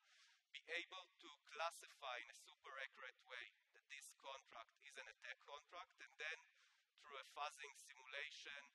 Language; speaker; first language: English; non-native, fluent; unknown